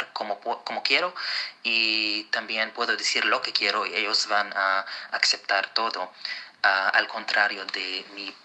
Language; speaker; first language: Spanish; non-native, fluent; Arabic